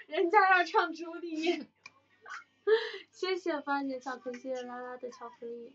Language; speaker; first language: Chinese; native; Chinese